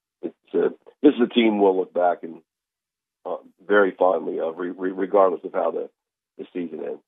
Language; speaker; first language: English; native; English